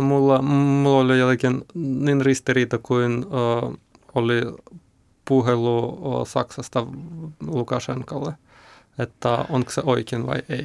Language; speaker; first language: Finnish; non-native, learner; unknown